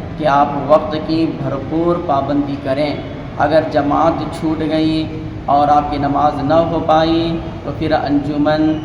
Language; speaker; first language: Urdu; native; Urdu